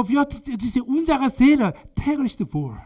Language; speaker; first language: German; non-native, learner; Korean